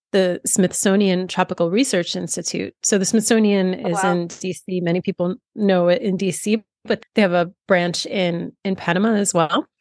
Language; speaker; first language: English; native; English